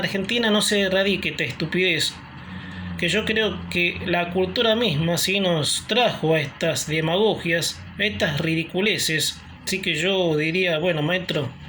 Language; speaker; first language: Spanish; native; Spanish